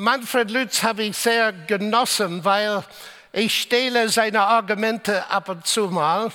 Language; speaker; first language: German; non-native, fluent; English